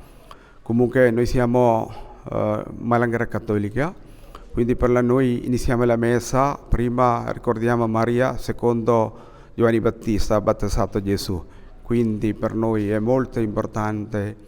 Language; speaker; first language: Italian; non-native, learner; Malayalam